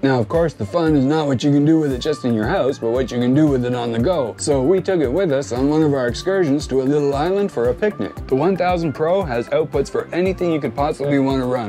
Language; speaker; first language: English; native; English